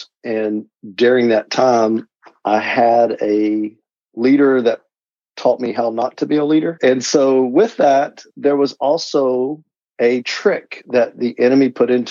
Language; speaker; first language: English; native; English